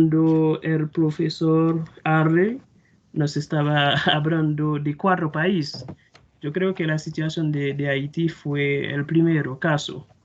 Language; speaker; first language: Spanish; non-native, fluent; Haitian Creole